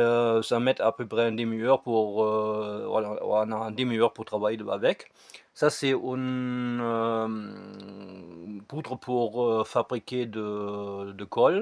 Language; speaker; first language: French; non-native, fluent; German